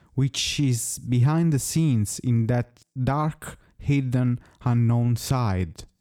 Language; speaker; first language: English; non-native, fluent; Italian